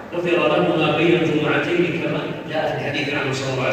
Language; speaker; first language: Arabic; native; Arabic